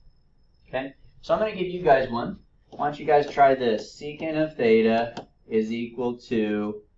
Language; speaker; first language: English; native; English